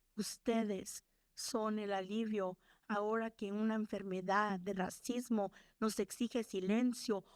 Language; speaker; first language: Spanish; early bilingual, other home language; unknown